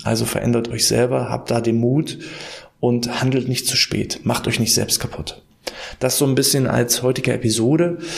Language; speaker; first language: German; native; German